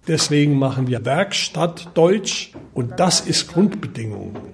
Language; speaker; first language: German; native; German